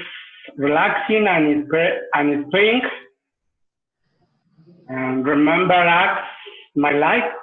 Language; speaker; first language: English; non-native, learner; Spanish